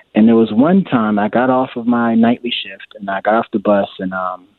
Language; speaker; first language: English; native; English